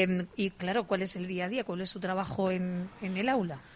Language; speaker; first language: Spanish; native; Spanish